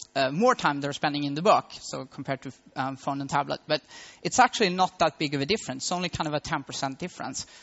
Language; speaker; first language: English; non-native, fluent; Swedish